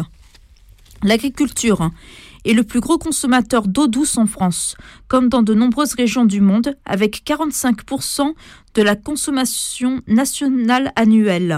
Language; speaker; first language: French; native; French